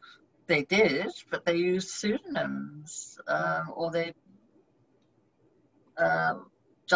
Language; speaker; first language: English; native; English